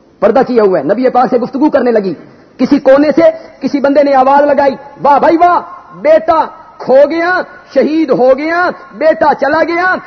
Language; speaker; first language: Urdu; non-native, local second language; Punjabi